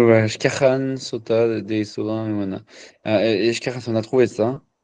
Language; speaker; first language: French; native; French